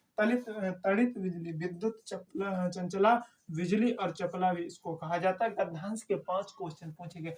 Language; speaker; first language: Hindi; native; Hindi